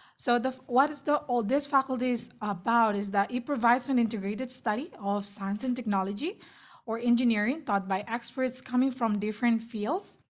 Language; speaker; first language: English; non-native, fluent; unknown